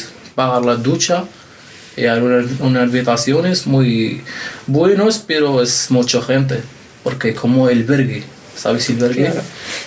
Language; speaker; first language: Spanish; non-native, learner; Arabic